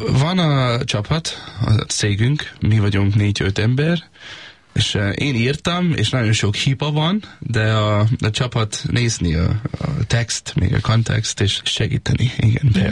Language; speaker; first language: Hungarian; non-native, learner; Danish